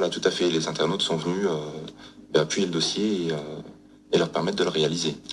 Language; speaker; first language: French; native; French